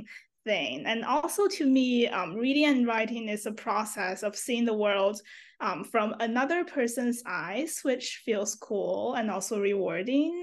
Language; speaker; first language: English; non-native, fluent; Chinese